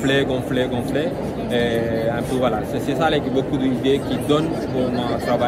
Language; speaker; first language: French; non-native, learner; Tamil